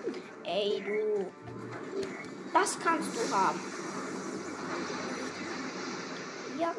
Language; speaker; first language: German; native; German